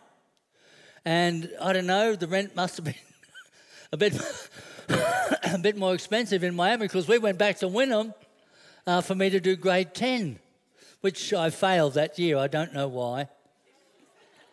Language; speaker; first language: English; native; English